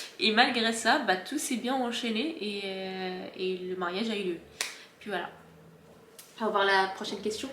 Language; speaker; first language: French; early bilingual, other home language; Arabic